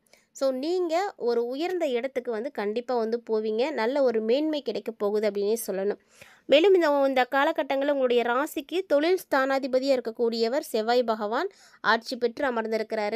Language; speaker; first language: Tamil; native; Tamil